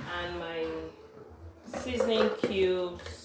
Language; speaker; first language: English; non-native, local second language; Yoruba